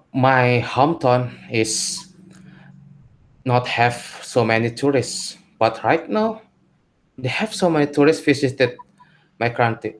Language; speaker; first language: English; non-native, learner; Indonesian